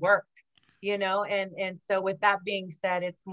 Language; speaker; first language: English; early bilingual, other home language; Spanish